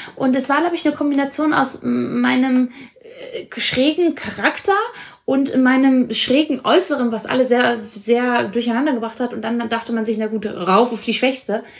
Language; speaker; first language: German; early bilingual, other home language; Italian